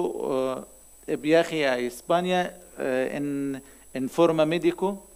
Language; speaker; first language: Spanish; non-native, learner; Arabic